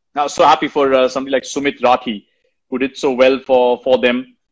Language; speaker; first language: English; non-native, local second language; Hindi